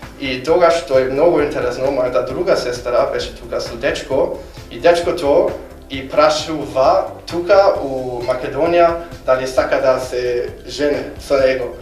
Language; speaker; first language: Macedonian; non-native, fluent; German